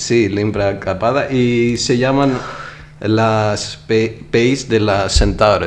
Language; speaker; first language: Spanish; non-native, learner; Greek